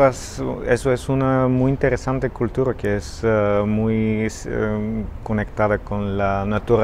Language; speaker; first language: Spanish; non-native, fluent; Bulgarian